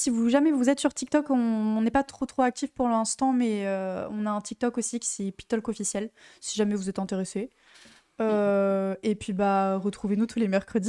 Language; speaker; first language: French; native; French